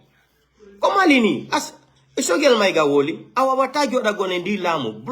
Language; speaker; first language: French; non-native, local second language; Fula